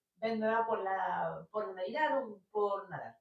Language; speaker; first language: Spanish; non-native, learner; French